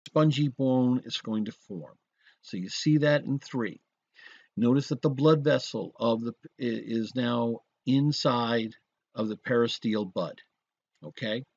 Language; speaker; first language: English; native; English